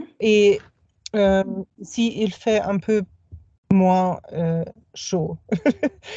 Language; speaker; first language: French; non-native, fluent; German